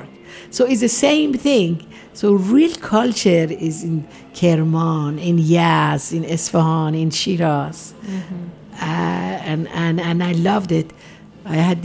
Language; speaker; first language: English; non-native, fluent; Persian